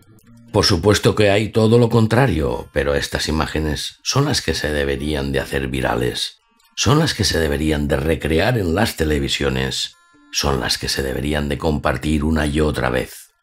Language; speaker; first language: Spanish; native; Spanish